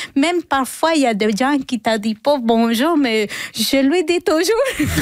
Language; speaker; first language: French; non-native, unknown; Spanish